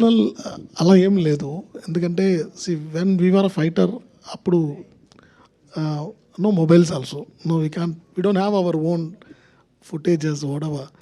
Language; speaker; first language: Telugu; non-native, learner; Tamil